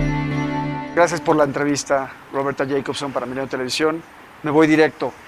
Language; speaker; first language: Spanish; native; Spanish